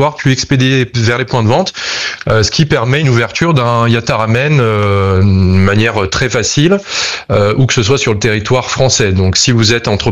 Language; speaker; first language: French; native; French